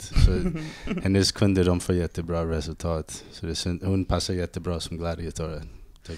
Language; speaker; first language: Swedish; non-native, fluent; English